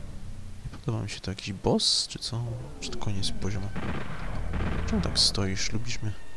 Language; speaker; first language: Polish; native; Polish